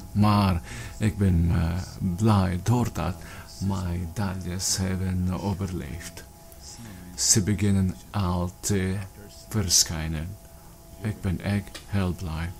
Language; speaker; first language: Dutch; non-native, learner; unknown